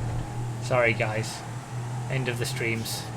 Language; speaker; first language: English; native; English